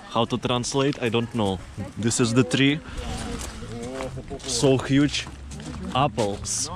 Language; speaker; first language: English; non-native, fluent; Russian